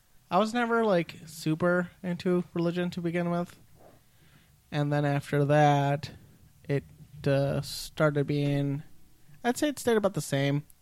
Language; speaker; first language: English; early bilingual, other home language; Spanish